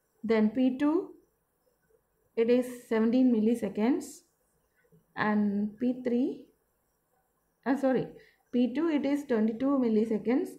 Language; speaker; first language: English; non-native, local second language; Malayalam